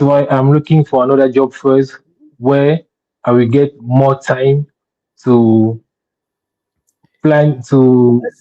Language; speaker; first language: English; non-native, learner; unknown